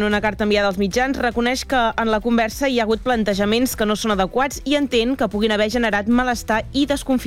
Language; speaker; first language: Catalan; native; Catalan